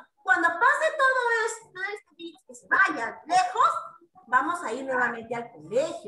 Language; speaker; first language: Spanish; native; Spanish